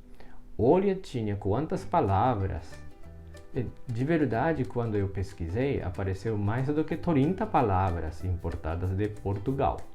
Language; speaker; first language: Portuguese; non-native, fluent; Japanese